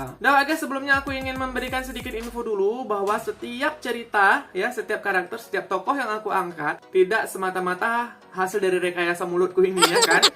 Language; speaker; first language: Indonesian; non-native, local second language; Achinese